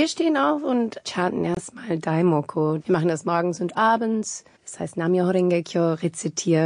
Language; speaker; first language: German; non-native, fluent; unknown